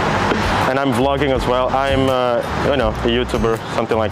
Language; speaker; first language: English; non-native, fluent; Indonesian